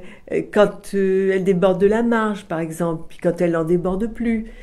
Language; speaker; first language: French; native; French